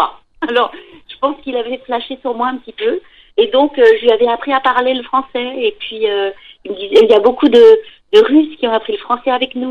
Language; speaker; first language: French; native; French